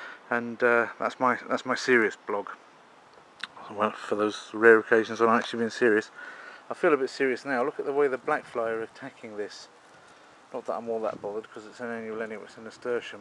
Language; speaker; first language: English; native; English